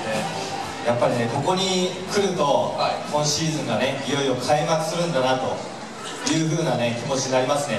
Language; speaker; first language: Japanese; native; Japanese